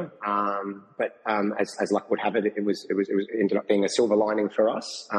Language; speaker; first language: English; native; English